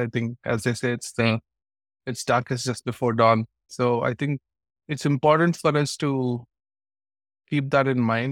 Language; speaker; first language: English; non-native, local second language; Telugu